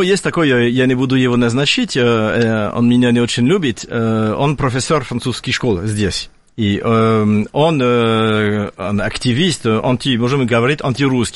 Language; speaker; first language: Russian; non-native, fluent; French